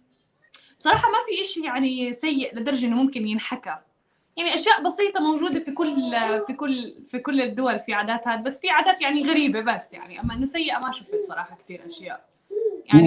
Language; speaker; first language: Arabic; native; Arabic